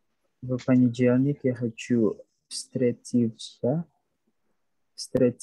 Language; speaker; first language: Russian; non-native, learner; Indonesian